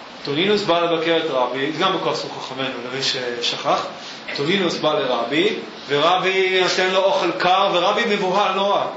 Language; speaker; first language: Hebrew; native; Hebrew